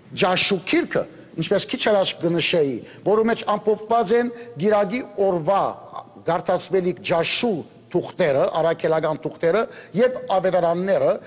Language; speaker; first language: Armenian; early bilingual, heritage; Armenian